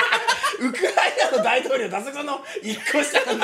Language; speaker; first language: Japanese; native; Japanese